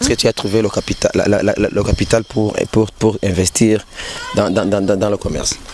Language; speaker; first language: French; non-native, local second language; Rundi